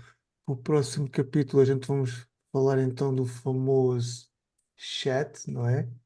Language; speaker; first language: Portuguese; native; Portuguese